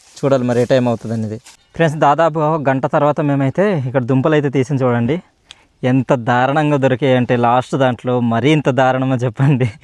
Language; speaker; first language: Telugu; native; Telugu